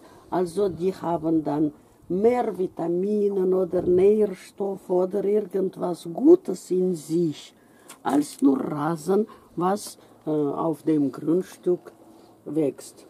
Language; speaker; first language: German; non-native, fluent; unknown